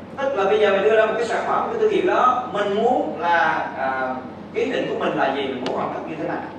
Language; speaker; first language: Vietnamese; native; Vietnamese